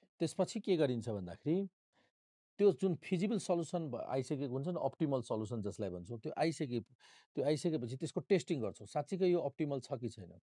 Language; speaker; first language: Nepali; non-native, local second language; Maithili